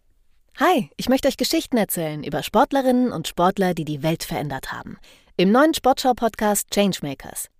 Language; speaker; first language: German; native; German